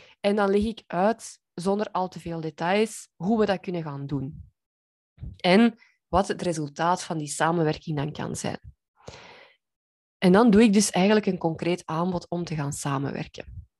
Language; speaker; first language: Dutch; native; Dutch